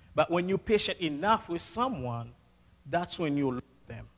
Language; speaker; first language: English; non-native, fluent; Haitian Creole